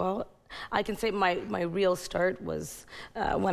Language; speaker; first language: English; native; English